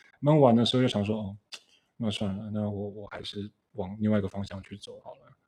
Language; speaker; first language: Chinese; early bilingual, heritage; Chinese